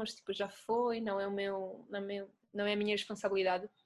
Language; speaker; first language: Portuguese; non-native, fluent; Italian